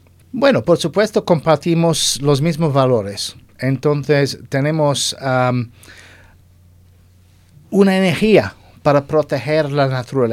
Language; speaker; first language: Spanish; non-native, fluent; English